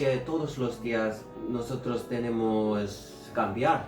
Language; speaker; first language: Spanish; non-native, learner; Korean